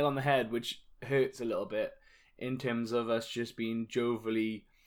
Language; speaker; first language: English; native; English